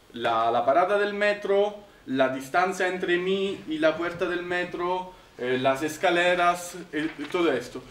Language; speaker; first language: Spanish; non-native, fluent; Italian